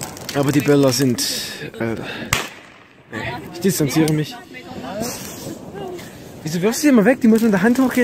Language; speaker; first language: German; native; German